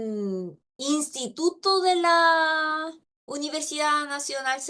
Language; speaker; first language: Spanish; non-native, local second language; Korean